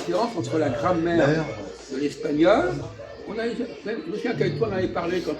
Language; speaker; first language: French; native; French